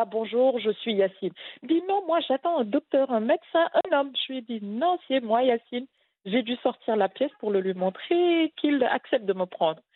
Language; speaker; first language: French; non-native, local second language; Wolof